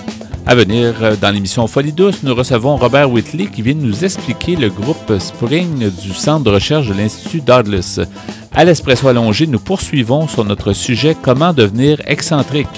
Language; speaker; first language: French; native; French